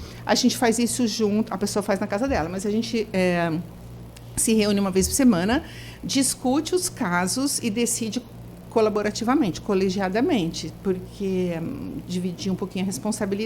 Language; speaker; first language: Portuguese; native; Portuguese